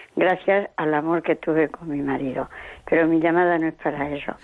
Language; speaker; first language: Spanish; native; Spanish